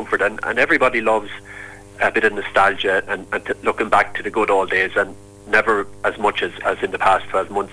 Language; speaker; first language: English; native; English